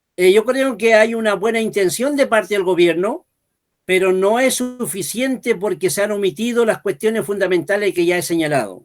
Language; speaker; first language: Spanish; non-native, local second language; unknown